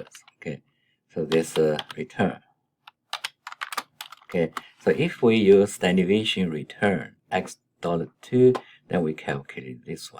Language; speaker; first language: English; non-native, fluent; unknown